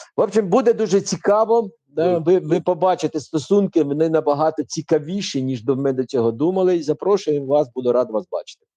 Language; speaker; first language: Ukrainian; non-native, local second language; Russian